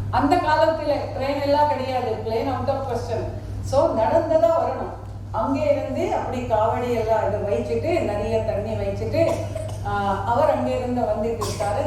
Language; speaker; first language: Tamil; non-native, fluent; Marathi